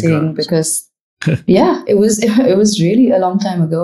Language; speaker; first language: English; non-native, local second language; Marathi